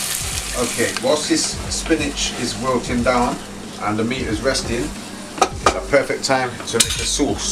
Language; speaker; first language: English; native; English